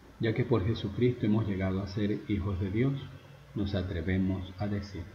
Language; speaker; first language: Spanish; native; Spanish